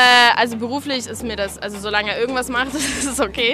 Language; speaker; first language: German; native; German